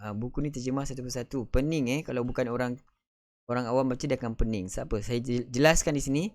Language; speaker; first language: Malay; native; Malay